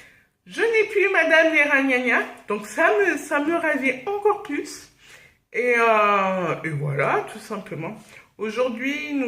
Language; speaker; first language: French; native; French